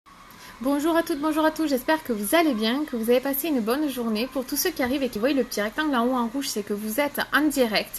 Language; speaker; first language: French; native; French